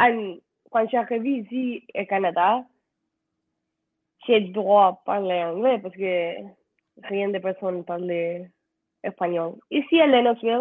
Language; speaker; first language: French; non-native, learner; Spanish